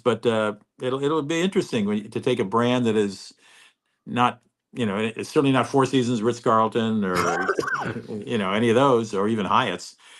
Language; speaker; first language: English; native; English